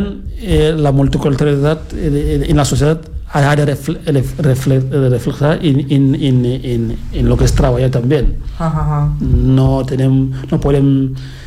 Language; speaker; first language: Catalan; non-native, learner; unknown